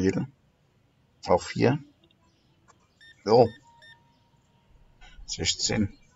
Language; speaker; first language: German; native; German